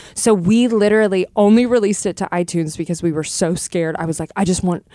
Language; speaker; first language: English; native; English